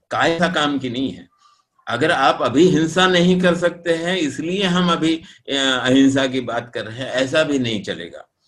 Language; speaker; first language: Hindi; non-native, local second language; Marathi